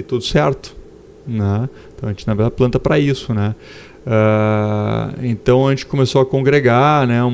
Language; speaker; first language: Portuguese; native; Portuguese